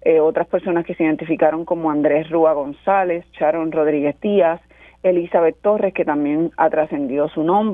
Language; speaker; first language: Spanish; native; Spanish